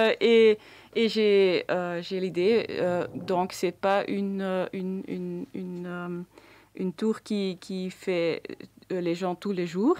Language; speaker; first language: French; non-native, local second language; Dutch